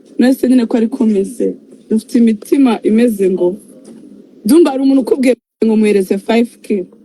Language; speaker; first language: Kinyarwanda; native; Kinyarwanda